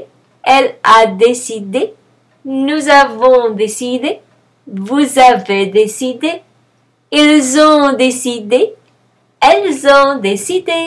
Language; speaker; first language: French; non-native, fluent; English